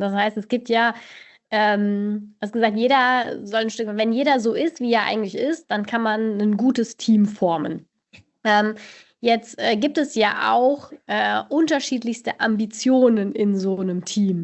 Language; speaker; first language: German; native; German